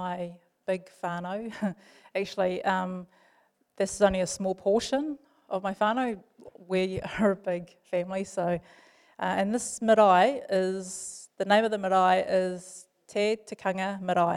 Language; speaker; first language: English; native; English